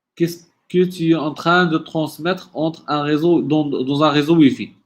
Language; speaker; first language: French; non-native, local second language; Arabic